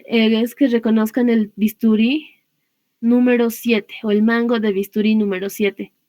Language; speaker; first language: Spanish; native; Spanish